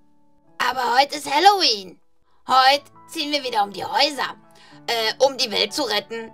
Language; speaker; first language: German; native; German